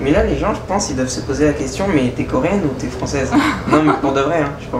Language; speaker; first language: French; native; French